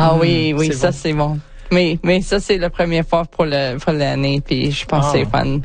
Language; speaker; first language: French; non-native, learner; English